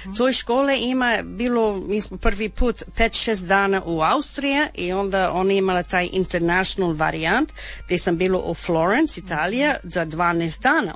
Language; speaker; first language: Serbian; non-native, learner; French